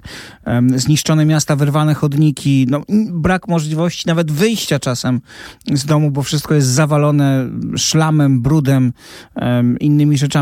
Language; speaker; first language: Polish; native; Polish